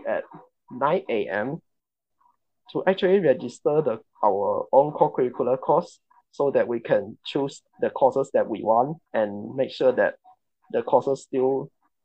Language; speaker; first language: English; non-native, local second language; Chinese